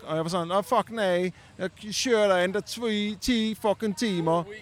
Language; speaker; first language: Swedish; non-native, learner; Danish